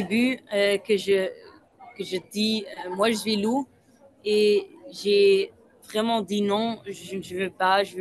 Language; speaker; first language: French; non-native, local second language; Dutch